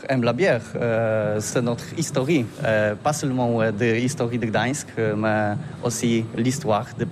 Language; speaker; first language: French; non-native, learner; Polish